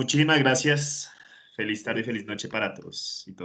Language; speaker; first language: Spanish; native; Spanish